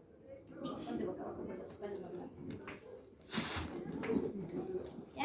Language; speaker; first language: Spanish; native; Spanish